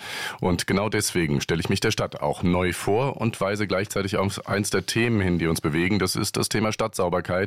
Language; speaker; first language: German; native; German